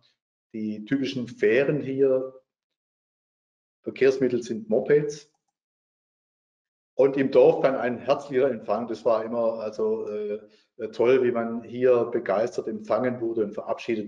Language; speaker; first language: German; native; German